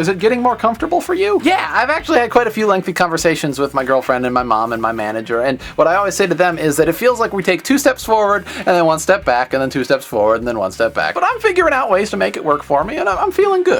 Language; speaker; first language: English; native; English